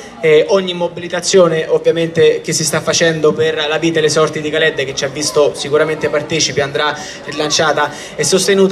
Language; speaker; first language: Italian; native; Italian